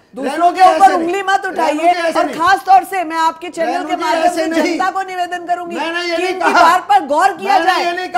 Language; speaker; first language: Hindi; native; Hindi